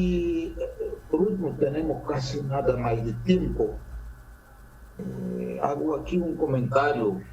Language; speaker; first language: Spanish; non-native, fluent; Portuguese